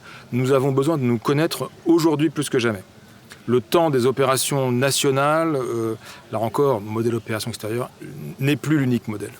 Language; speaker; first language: French; native; French